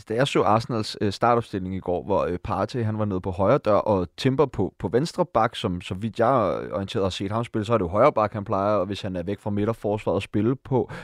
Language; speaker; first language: Danish; native; Danish